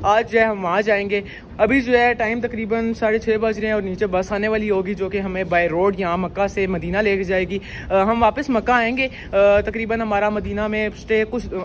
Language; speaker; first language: Urdu; non-native, local second language; Punjabi